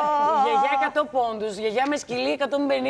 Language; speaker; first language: Greek; native; Greek